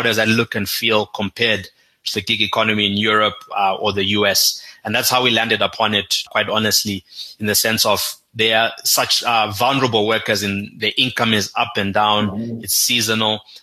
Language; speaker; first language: English; non-native, local second language; Shona